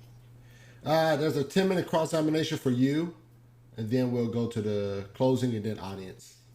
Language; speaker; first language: English; native; English